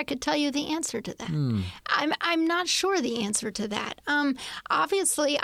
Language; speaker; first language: English; native; English